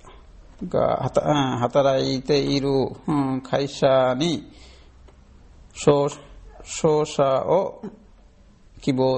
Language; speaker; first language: Japanese; non-native, learner; Bangla